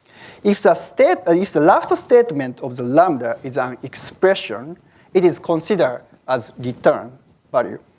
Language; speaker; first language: English; non-native, fluent; Japanese